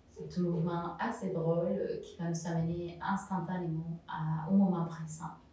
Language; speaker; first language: French; non-native, fluent; Spanish